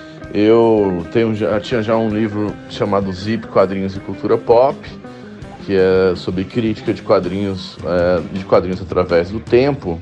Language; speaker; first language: Portuguese; native; Portuguese